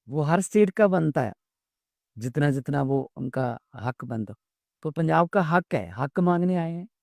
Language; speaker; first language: Hindi; non-native, local second language; Punjabi